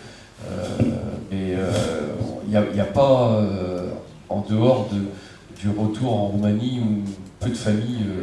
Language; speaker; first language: French; native; French